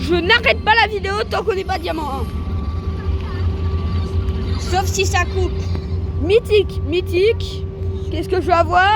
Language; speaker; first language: French; native; French